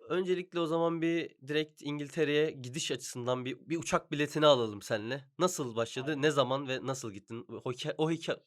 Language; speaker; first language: Turkish; native; Turkish